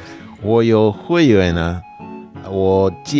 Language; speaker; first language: Chinese; non-native, learner; English